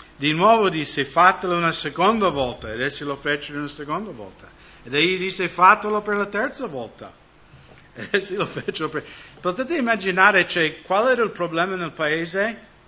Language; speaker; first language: Italian; non-native, fluent; English